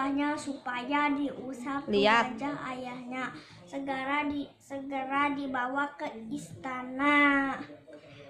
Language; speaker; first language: Indonesian; native; Indonesian